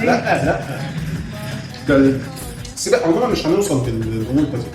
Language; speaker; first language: Arabic; native; Arabic